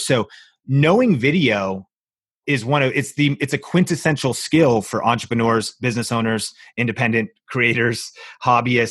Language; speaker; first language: English; native; English